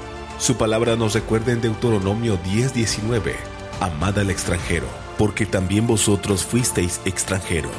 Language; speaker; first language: Spanish; native; Spanish